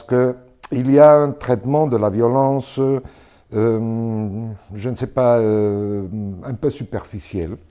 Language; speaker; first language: French; non-native, fluent; Spanish